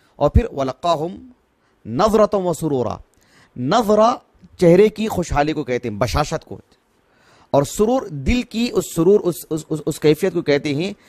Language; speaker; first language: Urdu; native; Urdu